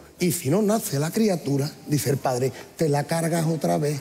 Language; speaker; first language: Spanish; native; Spanish